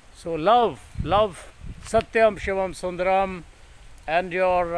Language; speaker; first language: English; non-native, local second language; Punjabi